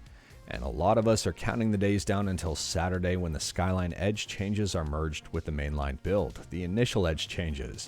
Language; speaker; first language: English; native; English